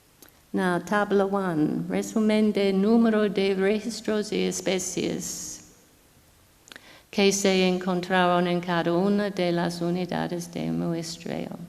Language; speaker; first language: Spanish; non-native, fluent; English